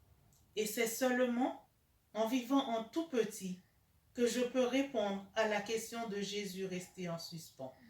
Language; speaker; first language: French; native; French